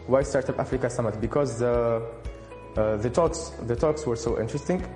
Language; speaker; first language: English; non-native, fluent; Arabic